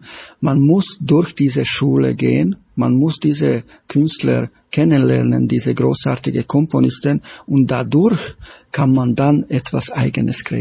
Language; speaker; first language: German; non-native, fluent; Slovak